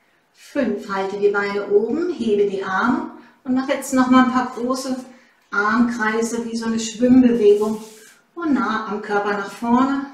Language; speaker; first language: German; native; German